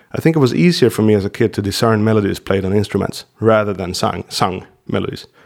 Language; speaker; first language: English; non-native, fluent; Swedish